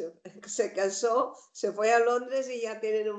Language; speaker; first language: Spanish; native; Spanish